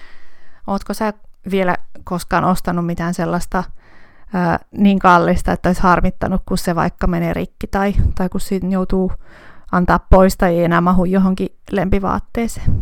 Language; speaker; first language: Finnish; native; Finnish